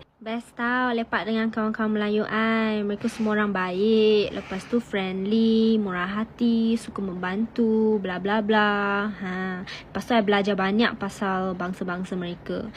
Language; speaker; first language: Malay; non-native, local second language; Chinese